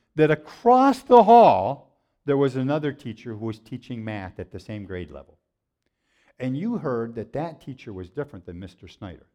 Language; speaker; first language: English; native; English